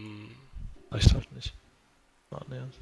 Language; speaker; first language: German; native; German